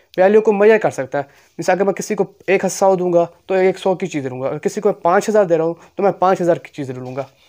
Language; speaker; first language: Urdu; non-native, local second language; Punjabi